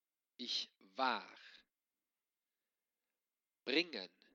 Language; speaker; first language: German; non-native, local second language; Luxembourgish